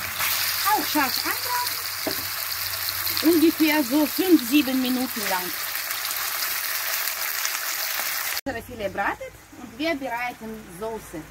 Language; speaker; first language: German; non-native, fluent; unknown